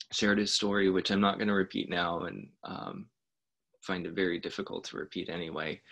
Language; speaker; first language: English; native; English